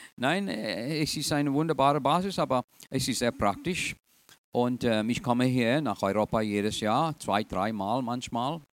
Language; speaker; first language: German; non-native, fluent; English